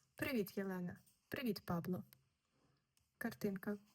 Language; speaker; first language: Ukrainian; native; Ukrainian